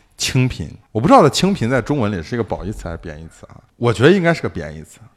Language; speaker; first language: Chinese; native; Chinese